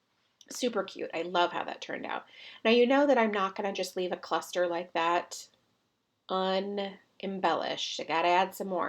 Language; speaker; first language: English; native; English